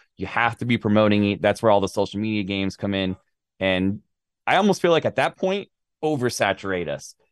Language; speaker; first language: English; native; English